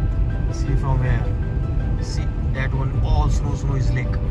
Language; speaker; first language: English; non-native, local second language; Hindi